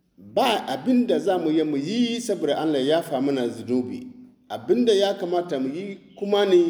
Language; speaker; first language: Hausa; non-native, local second language; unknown